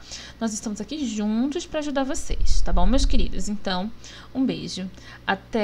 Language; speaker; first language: Portuguese; native; Portuguese